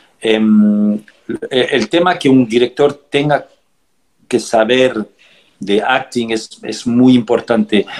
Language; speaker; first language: Spanish; early bilingual, heritage; Spanish